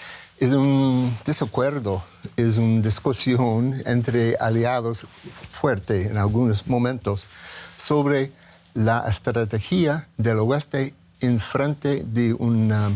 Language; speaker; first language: Spanish; non-native, learner; English